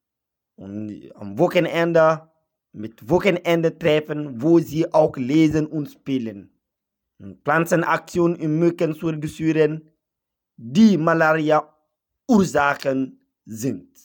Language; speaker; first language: German; non-native, learner; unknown